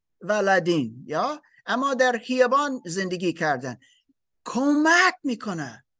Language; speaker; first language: Persian; non-native, learner; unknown